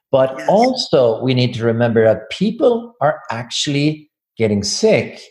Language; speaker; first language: English; non-native, fluent; Swedish